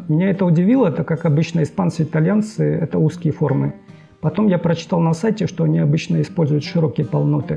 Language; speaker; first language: Russian; native; Russian